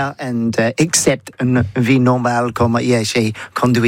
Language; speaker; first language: French; non-native, learner; English